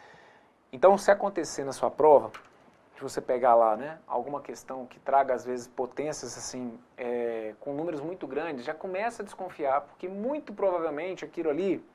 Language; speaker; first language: Portuguese; native; Portuguese